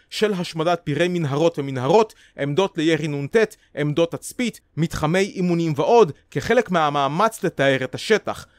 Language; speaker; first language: Hebrew; native; Hebrew